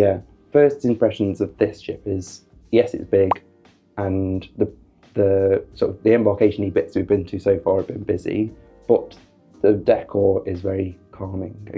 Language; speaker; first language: English; native; English